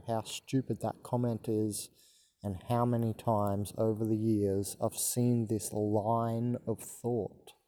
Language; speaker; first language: English; native; English